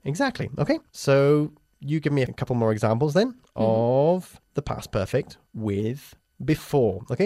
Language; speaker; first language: English; native; English